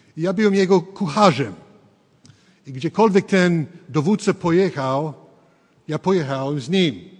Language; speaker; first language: Polish; early bilingual, heritage; English